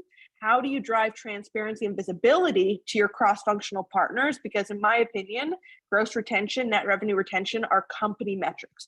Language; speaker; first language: English; native; English